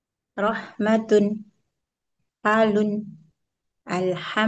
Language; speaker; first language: Arabic; non-native, learner; Indonesian